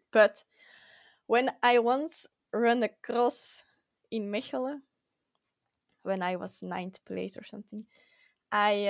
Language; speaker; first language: English; non-native, fluent; Dutch